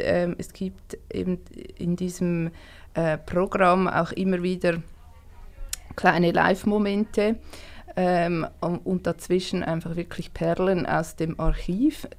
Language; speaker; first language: German; native; German